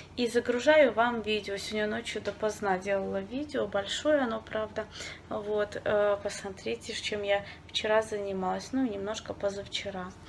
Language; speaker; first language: Russian; native; Russian